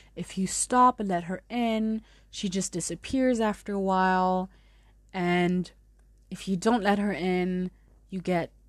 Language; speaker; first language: English; non-native, fluent; German